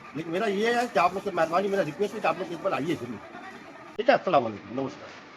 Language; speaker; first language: Hindi; non-native, local second language; Bangla